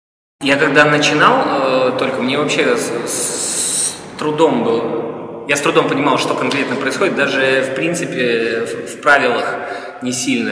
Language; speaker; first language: Russian; native; Russian